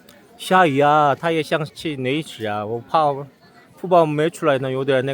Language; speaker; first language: Chinese; non-native, fluent; Korean